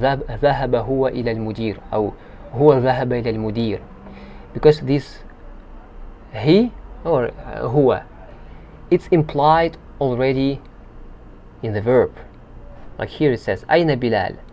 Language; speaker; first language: Arabic; non-native, fluent; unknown